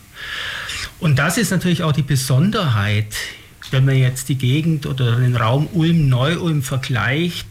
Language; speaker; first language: German; native; German